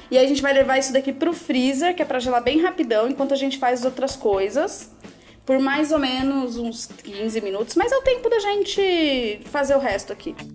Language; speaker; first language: Portuguese; native; Portuguese